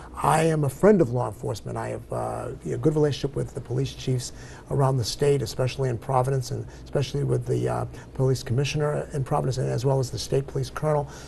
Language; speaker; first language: English; native; English